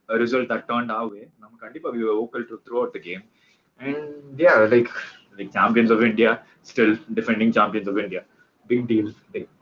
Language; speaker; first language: English; non-native, local second language; Tamil